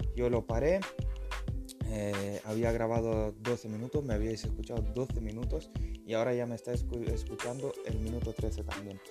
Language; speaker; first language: Spanish; non-native, fluent; Lithuanian